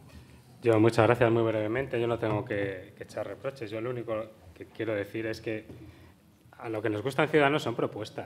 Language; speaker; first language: Spanish; native; Spanish